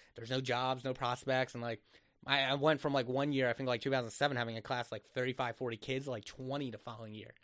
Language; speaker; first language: English; native; English